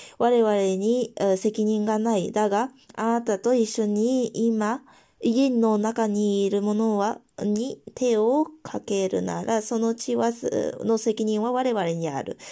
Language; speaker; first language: Japanese; non-native, fluent; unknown